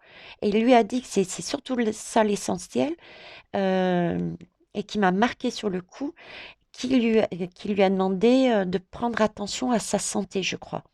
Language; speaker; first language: French; native; French